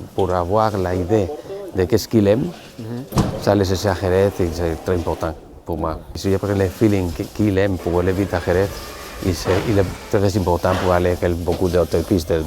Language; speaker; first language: French; non-native, learner; Spanish